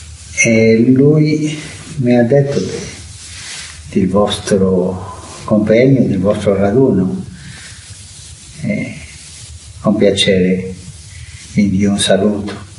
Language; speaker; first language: Italian; non-native, fluent; Spanish